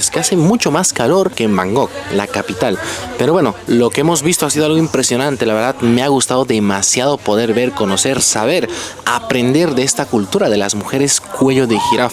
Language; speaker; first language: Spanish; native; Spanish